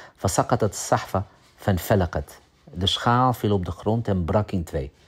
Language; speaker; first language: Dutch; early bilingual, other home language; Arabic